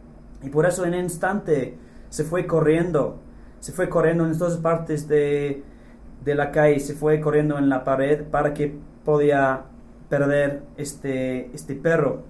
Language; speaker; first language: Spanish; non-native, fluent; English